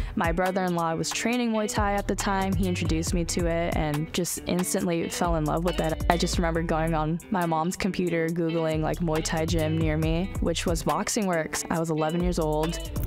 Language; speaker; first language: English; native; English